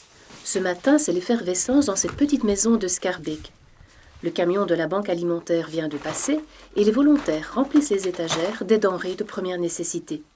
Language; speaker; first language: French; native; French